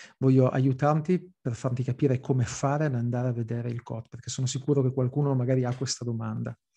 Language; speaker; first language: Italian; early bilingual, heritage; Italian